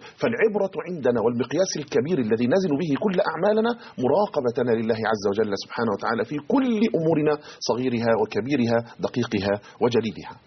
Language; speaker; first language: Arabic; native; Arabic